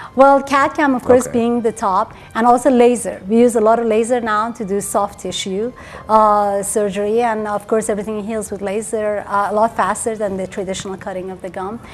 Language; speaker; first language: English; early bilingual, other home language; Persian